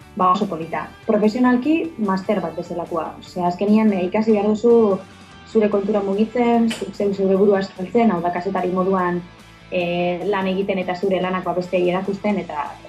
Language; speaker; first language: Basque; native; Basque